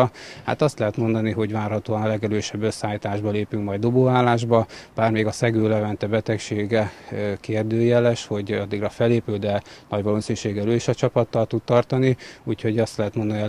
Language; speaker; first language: Hungarian; native; Hungarian